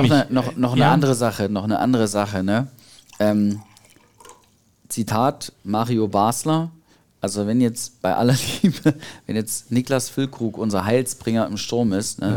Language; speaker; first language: German; native; German